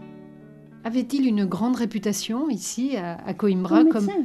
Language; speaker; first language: French; native; French